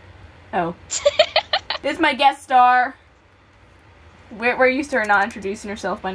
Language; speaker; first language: English; native; English